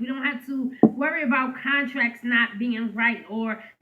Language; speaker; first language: English; native; English